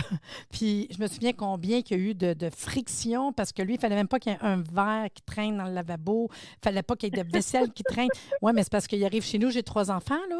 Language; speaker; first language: French; native; French